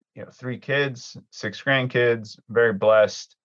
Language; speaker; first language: English; early bilingual, other home language; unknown